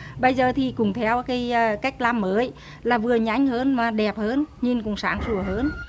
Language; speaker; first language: Vietnamese; non-native, local second language; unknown